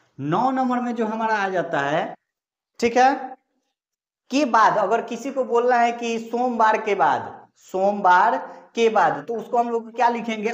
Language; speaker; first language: Hindi; native; Hindi